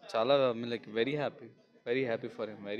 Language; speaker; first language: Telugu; non-native, local second language; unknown